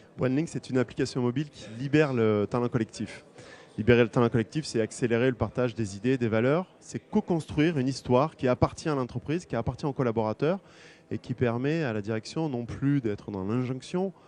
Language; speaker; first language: French; native; French